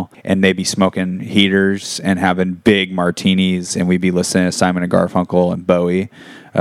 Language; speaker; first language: English; native; English